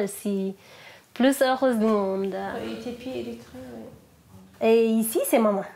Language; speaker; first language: French; non-native, learner; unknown